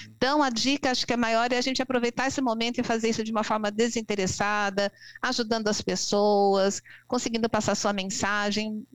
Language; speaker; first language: Portuguese; native; Portuguese